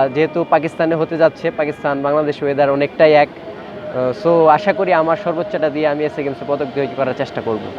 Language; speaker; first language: Bangla; native; Bangla